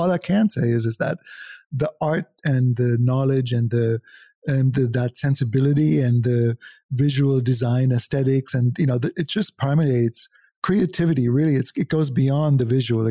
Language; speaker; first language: English; non-native, fluent; German